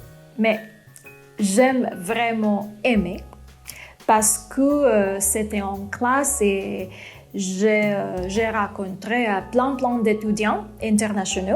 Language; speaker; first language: French; non-native, fluent; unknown